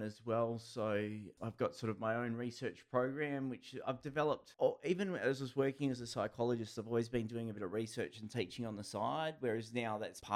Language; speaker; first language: English; native; English